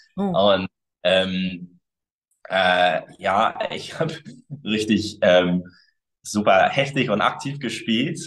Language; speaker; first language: German; early bilingual, other home language; English